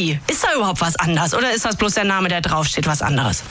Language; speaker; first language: German; native; German